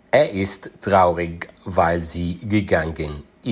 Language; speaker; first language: German; non-native, fluent; Arabic